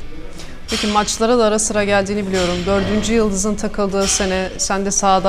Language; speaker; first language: Turkish; native; Turkish